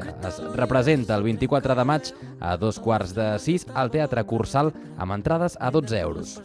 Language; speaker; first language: Catalan; native; Catalan